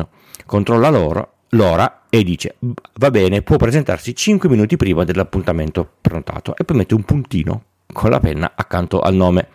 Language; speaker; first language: Italian; native; Italian